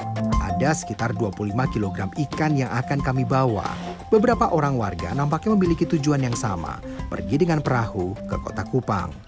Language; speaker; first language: Indonesian; native; Indonesian